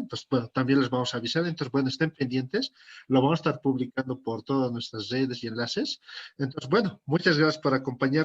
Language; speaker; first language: Spanish; native; Spanish